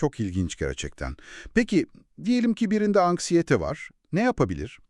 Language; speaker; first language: Turkish; native; Turkish